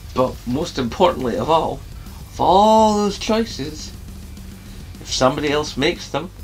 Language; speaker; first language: English; native; English